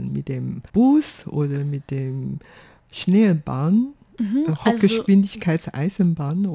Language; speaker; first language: German; non-native, fluent; Chinese